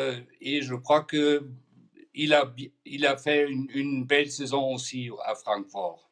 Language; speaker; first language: French; non-native, fluent; German